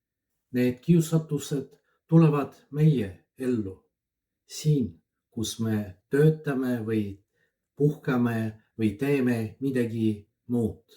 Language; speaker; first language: Estonian; non-native, fluent; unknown